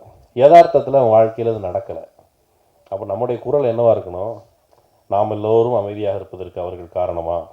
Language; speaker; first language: Tamil; native; Tamil